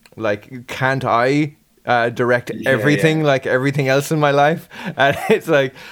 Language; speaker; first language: English; native; English